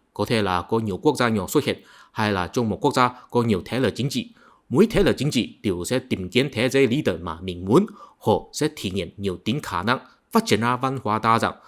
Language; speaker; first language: Vietnamese; non-native, fluent; Chinese